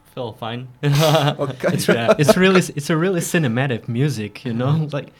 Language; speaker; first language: English; non-native, fluent; Korean